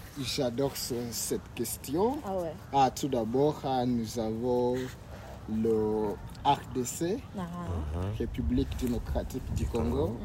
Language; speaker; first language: French; non-native, learner; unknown